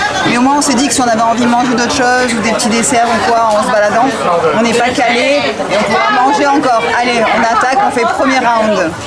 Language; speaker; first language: French; native; French